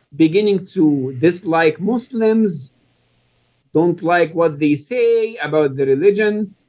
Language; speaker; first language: English; non-native, fluent; Arabic